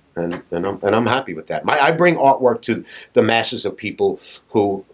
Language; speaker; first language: English; native; English